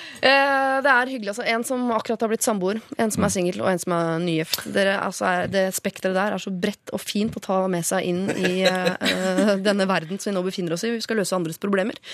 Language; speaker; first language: Norwegian; native; Norwegian